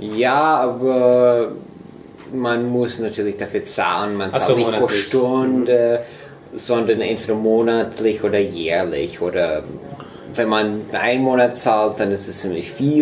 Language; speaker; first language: German; non-native, fluent; English